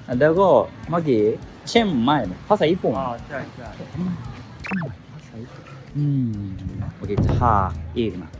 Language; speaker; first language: Thai; non-native, learner; Japanese